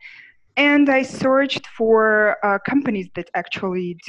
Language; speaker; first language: English; non-native, fluent; Ukrainian